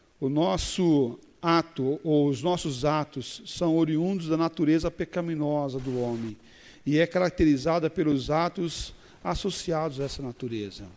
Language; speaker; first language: Portuguese; native; Portuguese